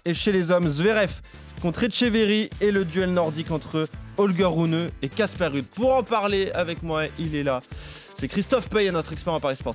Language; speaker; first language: French; native; French